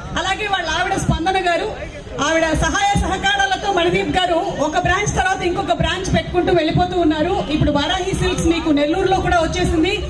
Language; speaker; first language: Telugu; native; Telugu